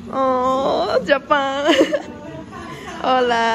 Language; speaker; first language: Spanish; non-native, learner; Japanese